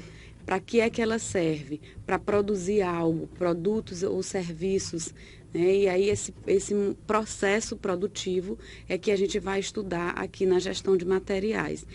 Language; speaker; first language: Portuguese; native; Portuguese